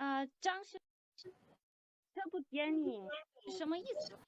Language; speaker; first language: Chinese; non-native, learner; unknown